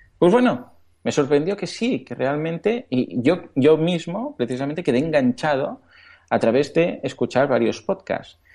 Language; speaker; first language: Spanish; native; Spanish